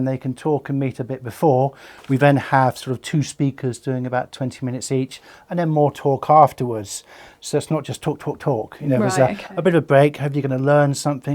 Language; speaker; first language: English; native; English